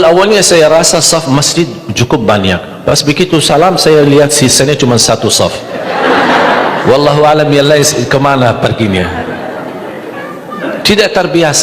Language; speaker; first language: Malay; non-native, fluent; Arabic